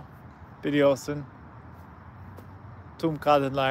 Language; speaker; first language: Turkish; non-native, learner; English